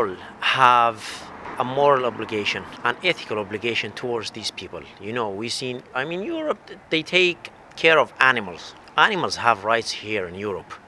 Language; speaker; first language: English; non-native, fluent; Arabic